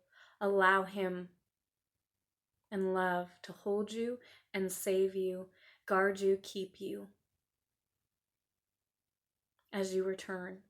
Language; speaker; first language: English; native; English